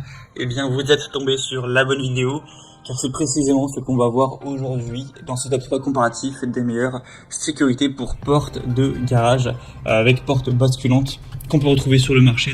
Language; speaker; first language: French; native; French